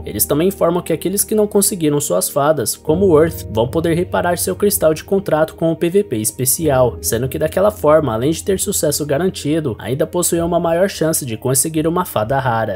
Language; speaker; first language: Portuguese; native; Portuguese